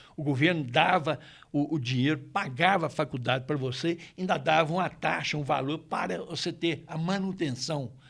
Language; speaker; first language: Portuguese; native; Portuguese